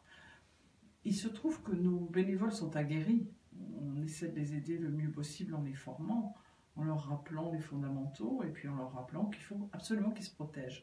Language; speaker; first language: French; native; French